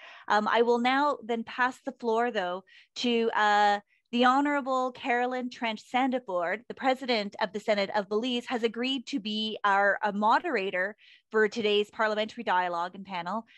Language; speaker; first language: English; native; English